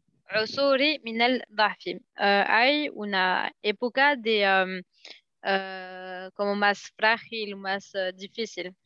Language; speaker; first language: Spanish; non-native, learner; Arabic